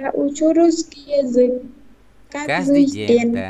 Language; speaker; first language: Russian; non-native, learner; Vietnamese